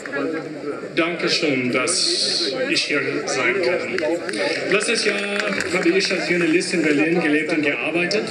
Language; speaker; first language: German; non-native, learner; English